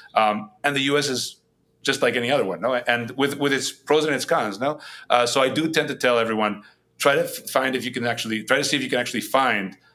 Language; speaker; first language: English; non-native, fluent; Spanish